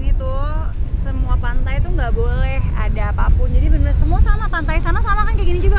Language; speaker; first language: Indonesian; native; Indonesian